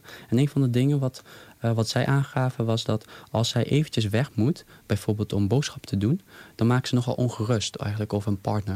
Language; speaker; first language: Dutch; native; Dutch